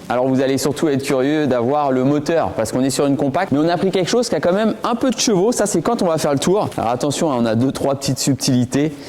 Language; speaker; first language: French; native; French